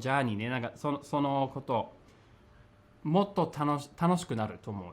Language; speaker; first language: Japanese; non-native, fluent; English